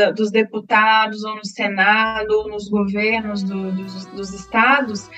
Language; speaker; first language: Portuguese; native; Portuguese